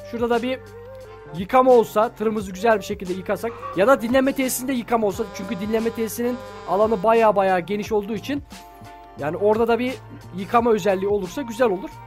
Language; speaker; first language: Turkish; native; Turkish